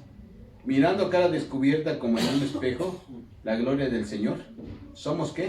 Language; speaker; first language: Spanish; native; Spanish